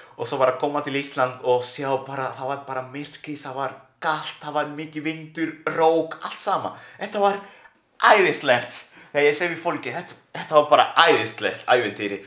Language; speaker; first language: Icelandic; non-native, learner; Spanish